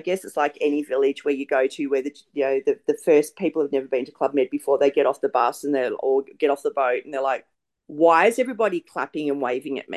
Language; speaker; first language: English; native; English